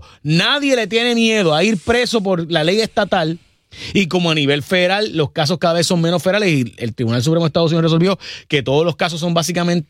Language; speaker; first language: Spanish; native; Spanish